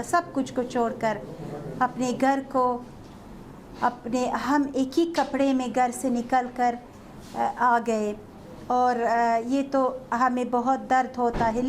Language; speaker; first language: Hindi; non-native, fluent; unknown